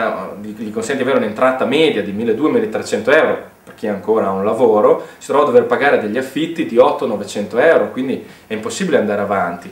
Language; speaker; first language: Italian; native; Italian